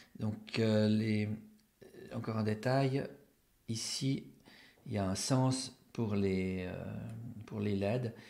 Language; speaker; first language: French; native; French